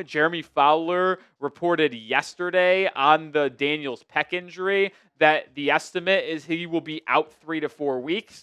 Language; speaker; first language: English; native; English